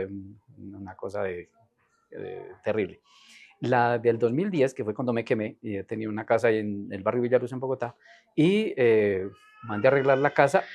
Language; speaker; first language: Spanish; native; Spanish